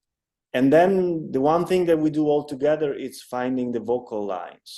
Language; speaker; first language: English; non-native, fluent; Italian